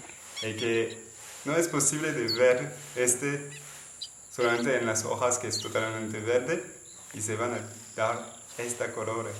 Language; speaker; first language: Spanish; non-native, learner; French